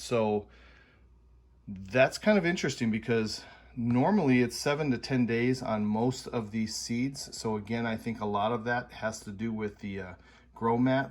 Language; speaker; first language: English; native; English